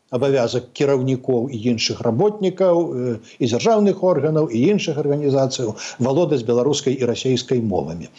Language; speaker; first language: Belarusian; native; Belarusian